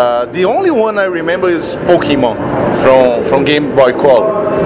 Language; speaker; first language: English; non-native, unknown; Portuguese